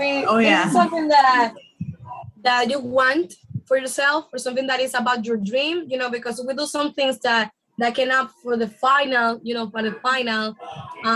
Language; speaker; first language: English; non-native, fluent; Spanish